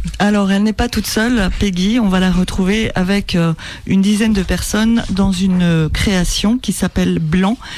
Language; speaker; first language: French; native; French